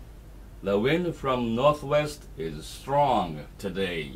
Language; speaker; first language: English; non-native, fluent; Japanese